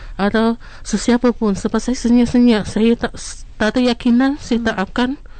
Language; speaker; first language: Malay; non-native, local second language; Chinese